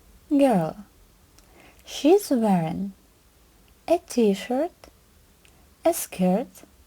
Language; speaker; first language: English; non-native, fluent; Ukrainian